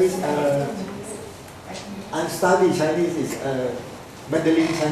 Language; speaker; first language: English; non-native, learner; Thai